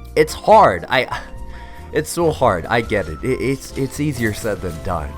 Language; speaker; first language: English; native; English